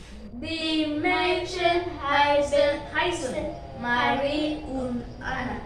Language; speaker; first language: German; non-native, learner; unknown